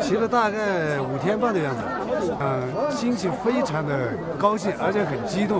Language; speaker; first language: Chinese; non-native, local second language; Tibetan